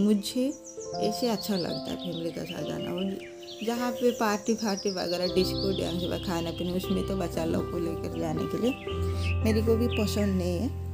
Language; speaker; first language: Hindi; non-native, local second language; Odia